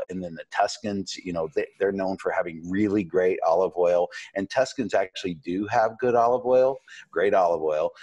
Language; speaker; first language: English; native; English